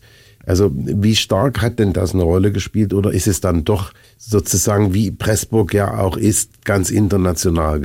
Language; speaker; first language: German; native; German